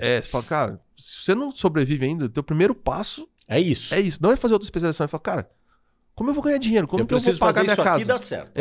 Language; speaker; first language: Portuguese; native; Portuguese